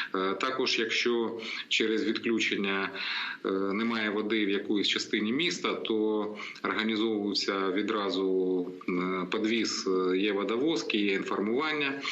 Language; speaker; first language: Ukrainian; native; Ukrainian